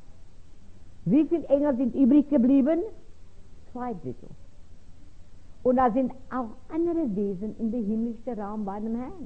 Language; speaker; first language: German; non-native, fluent; Afrikaans